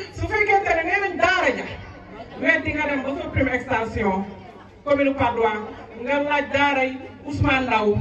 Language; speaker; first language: Wolof; non-native, local second language; Fula